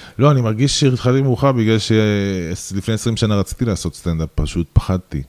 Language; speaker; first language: Hebrew; early bilingual, other home language; Russian